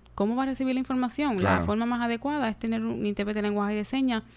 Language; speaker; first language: Spanish; native; Spanish